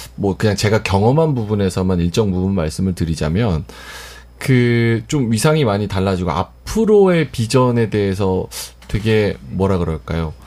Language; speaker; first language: Korean; native; Korean